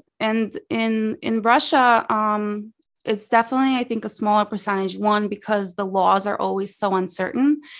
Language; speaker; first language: English; early bilingual, other home language; Russian